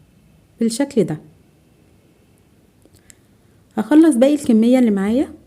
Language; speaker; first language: Arabic; native; Arabic